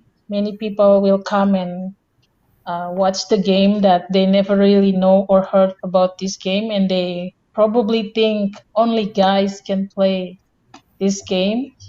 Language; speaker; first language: English; non-native, fluent; Indonesian